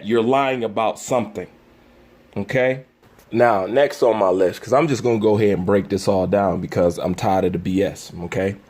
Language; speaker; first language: English; native; English